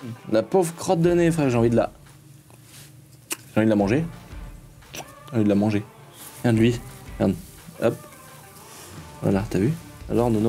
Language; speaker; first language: French; native; French